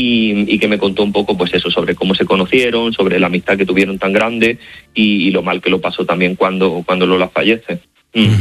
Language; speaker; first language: Spanish; native; Spanish